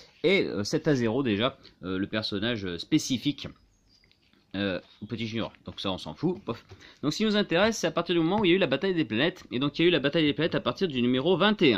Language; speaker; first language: French; native; French